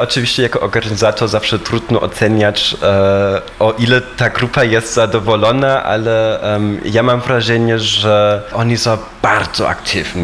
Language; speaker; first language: Polish; non-native, fluent; German